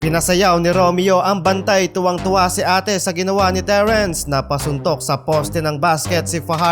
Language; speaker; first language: Filipino; native; Filipino